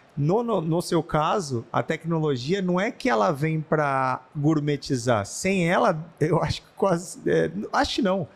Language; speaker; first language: Portuguese; native; Portuguese